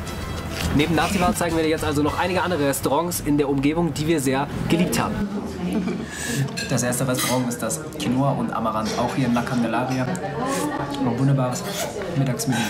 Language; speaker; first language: German; native; German